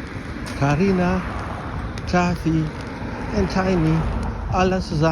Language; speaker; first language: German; non-native, learner; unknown